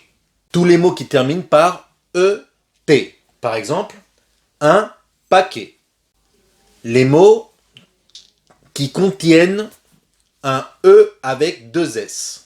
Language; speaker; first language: French; non-native, fluent; Spanish